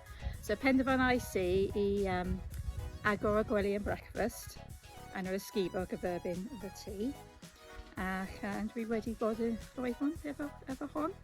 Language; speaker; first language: Welsh; non-native, learner; English